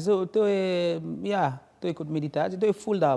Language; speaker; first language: Slovenian; non-native, learner; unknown